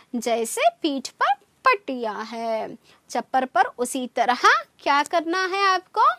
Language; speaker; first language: Hindi; non-native, local second language; Kannada